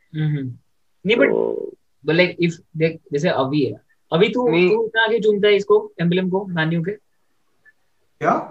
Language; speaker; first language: Hindi; native; Hindi